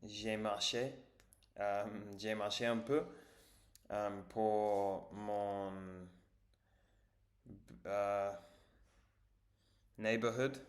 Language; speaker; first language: French; non-native, learner; English